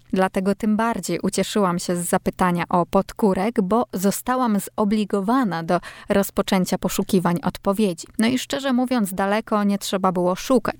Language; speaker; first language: Polish; native; Polish